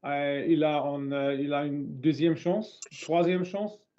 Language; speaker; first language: French; non-native, learner; English